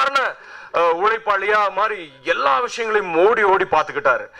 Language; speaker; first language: Tamil; native; Tamil